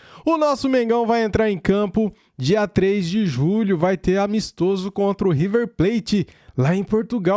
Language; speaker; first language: Portuguese; native; Portuguese